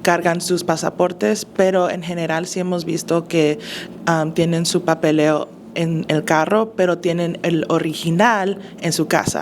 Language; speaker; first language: Spanish; early bilingual, other home language; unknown